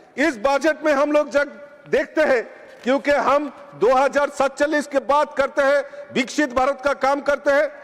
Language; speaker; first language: Hindi; non-native, local second language; Bangla